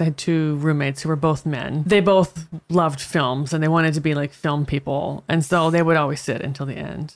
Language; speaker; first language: English; native; English